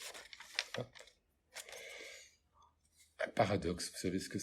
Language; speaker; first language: French; native; French